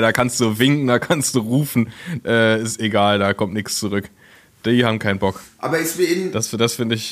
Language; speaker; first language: German; native; German